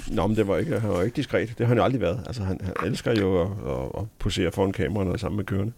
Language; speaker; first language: Danish; native; Danish